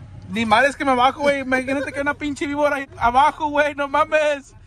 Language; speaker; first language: Spanish; early bilingual, heritage; Spanish